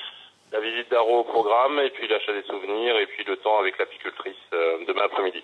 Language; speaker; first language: French; native; French